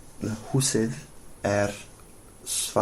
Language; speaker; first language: Icelandic; non-native, learner; English